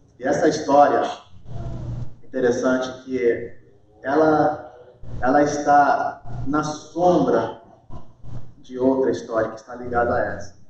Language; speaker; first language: Portuguese; early bilingual, heritage; Portuguese